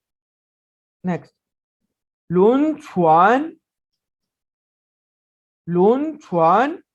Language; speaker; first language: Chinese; non-native, fluent; Urdu